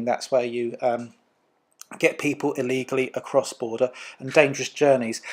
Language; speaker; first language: English; native; English